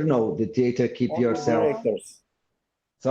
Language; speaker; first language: English; non-native, fluent; Portuguese